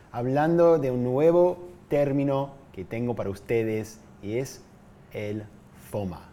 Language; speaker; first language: Spanish; non-native, fluent; English